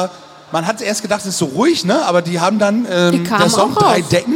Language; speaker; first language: German; native; German